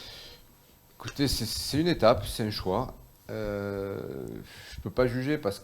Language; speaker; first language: French; native; French